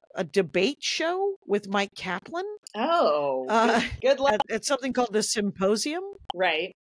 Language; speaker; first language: English; native; English